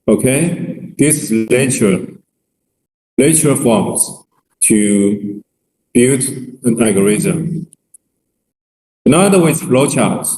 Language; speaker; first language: English; non-native, learner; Chinese